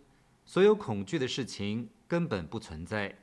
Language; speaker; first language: Chinese; native; Chinese